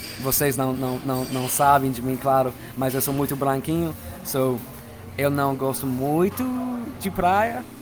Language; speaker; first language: Portuguese; non-native, learner; English